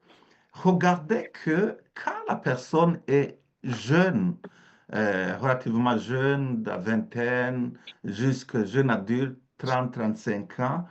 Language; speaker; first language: French; native; French